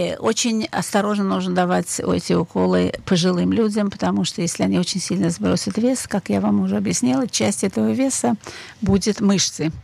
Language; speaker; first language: Russian; native; Russian